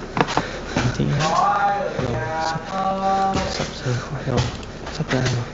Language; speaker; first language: Vietnamese; native; Vietnamese